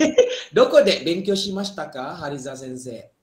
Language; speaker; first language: Japanese; non-native, fluent; Malay